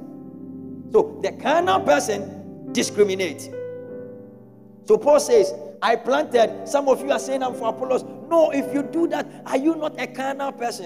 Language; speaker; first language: English; non-native, local second language; Akan